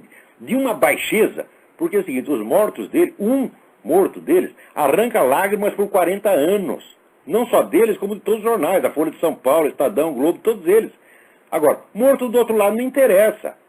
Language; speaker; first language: Portuguese; native; Portuguese